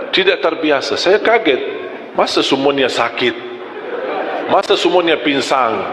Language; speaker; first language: Malay; non-native, fluent; Arabic